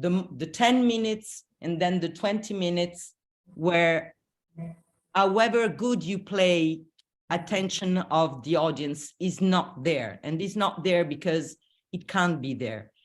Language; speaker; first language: English; non-native, fluent; Italian